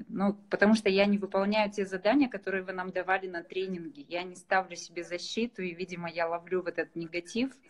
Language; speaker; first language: Russian; native; Russian